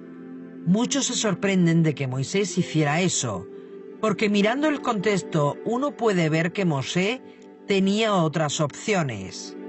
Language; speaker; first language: Spanish; native; Spanish